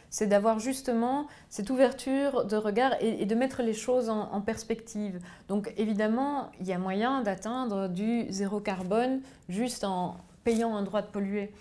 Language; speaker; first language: French; native; French